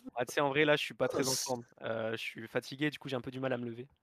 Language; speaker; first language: French; native; French